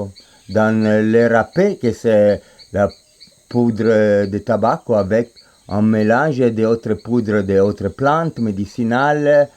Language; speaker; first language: French; non-native, fluent; Spanish